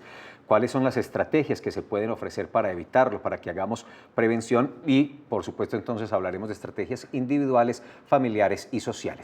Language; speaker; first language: Spanish; native; Spanish